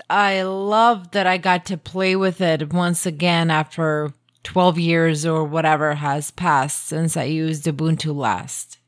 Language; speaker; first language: English; non-native, fluent; Croatian